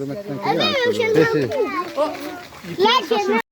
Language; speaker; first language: Italian; early bilingual, other home language; Sinhala